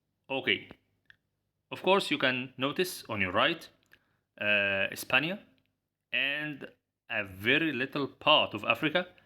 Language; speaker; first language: English; non-native, fluent; Arabic